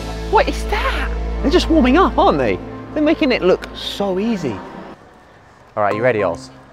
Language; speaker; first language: English; native; English